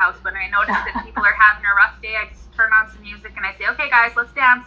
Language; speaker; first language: English; native; English